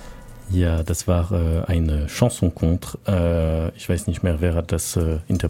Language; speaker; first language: German; non-native, learner; French